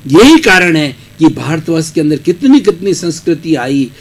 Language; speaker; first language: Hindi; native; Hindi